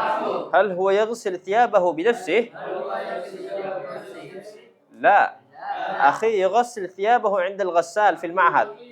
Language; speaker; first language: Arabic; non-native, fluent; Indonesian